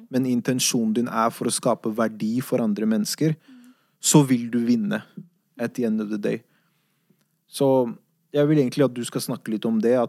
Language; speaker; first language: Norwegian; early bilingual, other home language; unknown